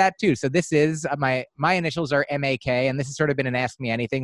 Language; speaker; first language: English; native; English